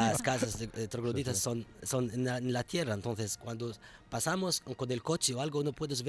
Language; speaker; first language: Spanish; non-native, fluent; Arabic